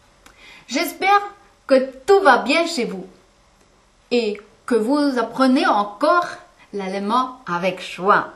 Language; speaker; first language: French; non-native, fluent; German